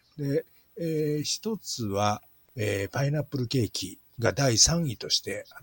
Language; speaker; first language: Japanese; native; Japanese